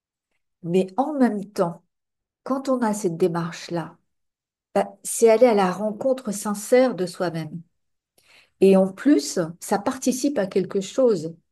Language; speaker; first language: French; native; French